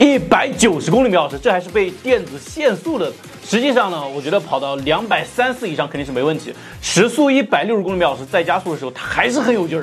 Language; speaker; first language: Chinese; native; Chinese